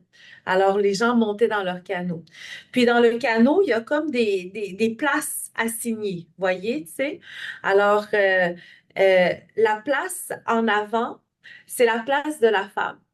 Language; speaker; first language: French; native; French